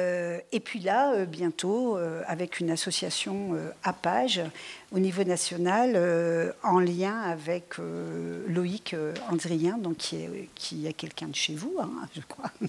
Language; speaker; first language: French; native; French